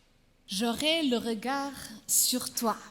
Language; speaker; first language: French; non-native, fluent; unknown